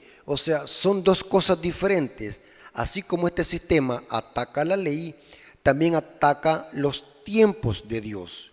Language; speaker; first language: Spanish; native; Spanish